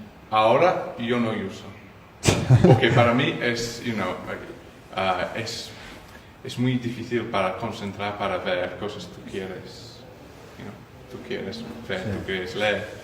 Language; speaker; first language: Spanish; non-native, learner; English